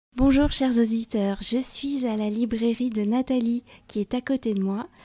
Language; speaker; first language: French; native; French